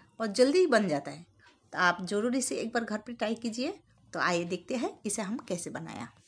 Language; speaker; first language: Hindi; non-native, local second language; Bangla